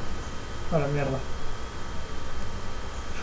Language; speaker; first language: Spanish; native; Spanish